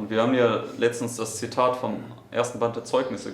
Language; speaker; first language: German; native; German